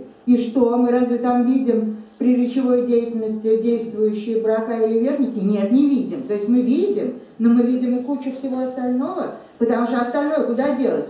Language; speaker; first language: Russian; native; Russian